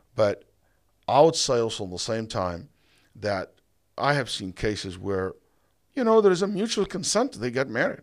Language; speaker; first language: English; non-native, fluent; Arabic